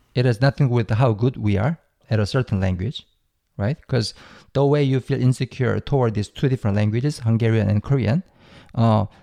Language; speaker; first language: English; non-native, fluent; Korean